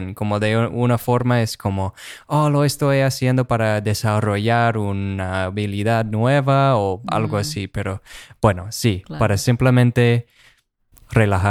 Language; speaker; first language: Spanish; non-native, fluent; English